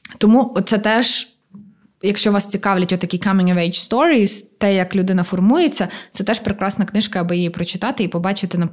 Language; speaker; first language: Ukrainian; native; Ukrainian